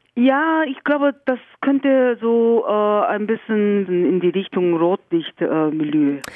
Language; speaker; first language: German; non-native, fluent; Korean